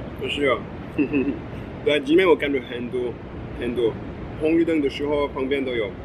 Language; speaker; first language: Chinese; non-native, fluent; French